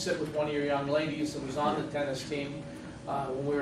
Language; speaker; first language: English; non-native, fluent; French